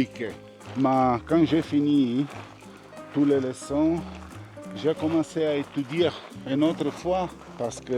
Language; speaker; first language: French; non-native, learner; Italian